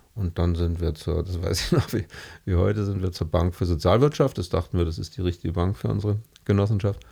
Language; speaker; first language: German; native; German